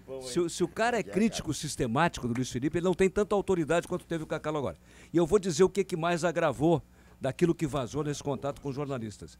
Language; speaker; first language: Portuguese; native; Portuguese